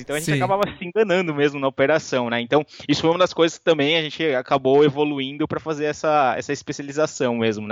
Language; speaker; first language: Portuguese; native; Portuguese